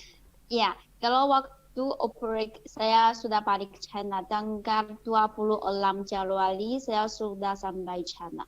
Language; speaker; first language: Indonesian; non-native, fluent; Chinese